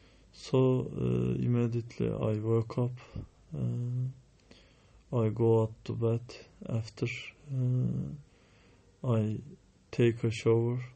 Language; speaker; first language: English; non-native, learner; Turkish